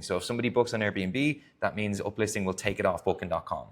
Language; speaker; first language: English; native; English